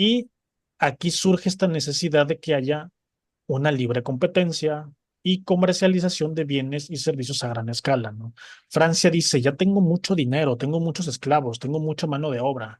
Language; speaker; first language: Spanish; native; Spanish